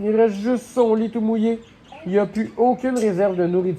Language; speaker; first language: French; native; French